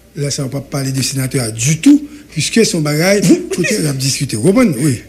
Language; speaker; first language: French; non-native, local second language; Haitian Creole